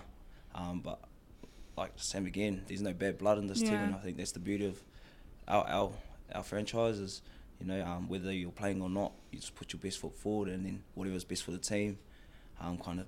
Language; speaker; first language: English; native; English